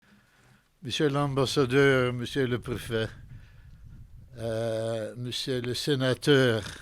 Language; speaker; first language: French; non-native, fluent; Dutch